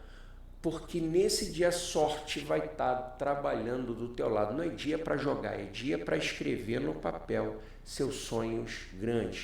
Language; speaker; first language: Portuguese; native; Portuguese